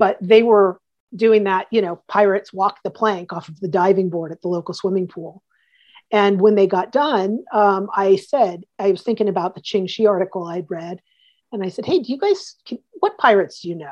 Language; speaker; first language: English; native; English